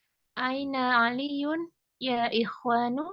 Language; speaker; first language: Arabic; non-native, learner; Indonesian